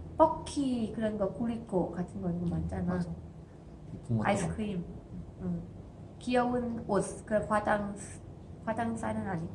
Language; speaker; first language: Korean; non-native, learner; Thai